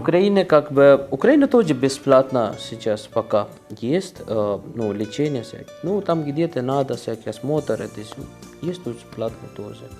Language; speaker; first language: Russian; non-native, learner; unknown